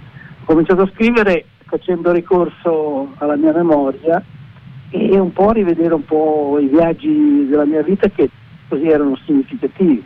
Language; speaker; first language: Italian; native; Italian